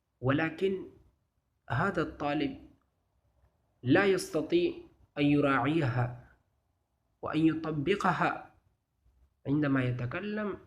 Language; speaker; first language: Arabic; non-native, fluent; Urdu